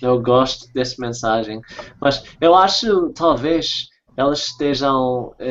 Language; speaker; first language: Portuguese; non-native, fluent; English